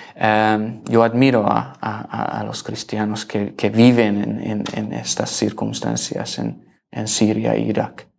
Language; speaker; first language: Spanish; non-native, learner; Hungarian